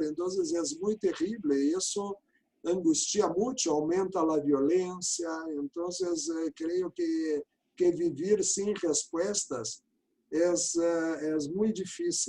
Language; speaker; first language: Spanish; non-native, learner; Portuguese